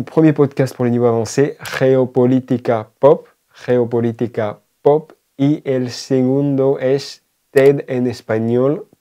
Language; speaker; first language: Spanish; non-native, fluent; French